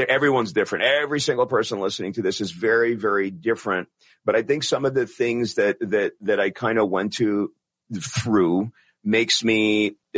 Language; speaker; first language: English; non-native, local second language; Italian